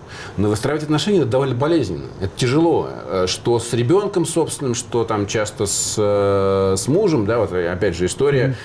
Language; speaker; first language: Russian; native; Russian